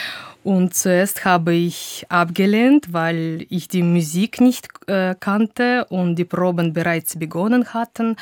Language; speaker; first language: German; non-native, fluent; Russian